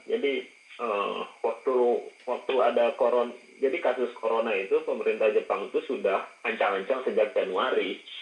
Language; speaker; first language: Indonesian; native; Indonesian